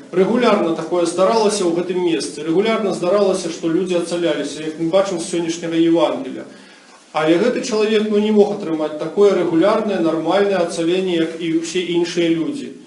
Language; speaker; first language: Belarusian; non-native, local second language; Russian